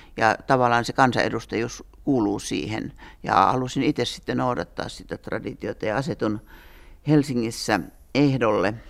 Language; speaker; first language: Finnish; native; Finnish